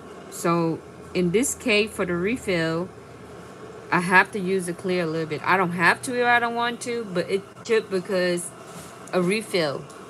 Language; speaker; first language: English; non-native, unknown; Vietnamese